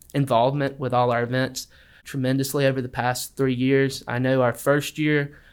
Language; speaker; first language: English; native; English